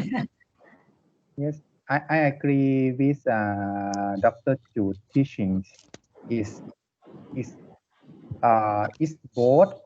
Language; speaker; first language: English; non-native, learner; Thai